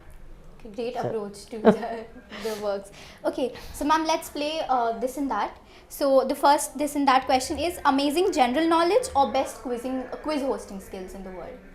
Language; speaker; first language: English; non-native, local second language; Hindi